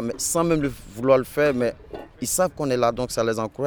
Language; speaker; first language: French; native; French